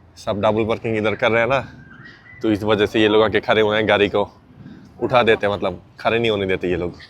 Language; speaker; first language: Hindi; non-native, fluent; Bangla